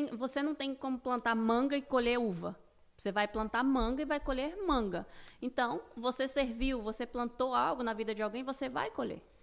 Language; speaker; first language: Portuguese; native; Portuguese